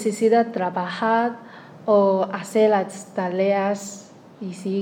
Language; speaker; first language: Spanish; non-native, learner; Chinese